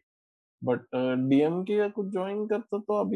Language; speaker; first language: English; non-native, local second language; Gujarati